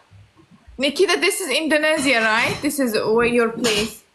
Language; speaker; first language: English; non-native, learner; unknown